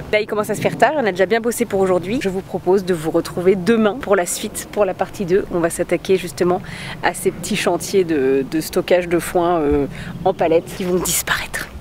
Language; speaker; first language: French; native; French